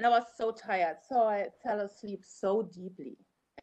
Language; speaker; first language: English; non-native, fluent; German